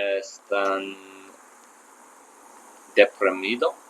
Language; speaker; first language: Spanish; non-native, learner; English